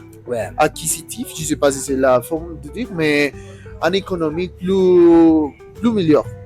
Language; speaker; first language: French; non-native, learner; Spanish